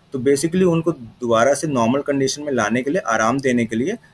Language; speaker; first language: Hindi; native; Hindi